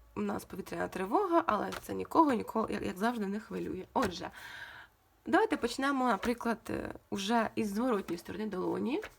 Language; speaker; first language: Ukrainian; non-native, local second language; Russian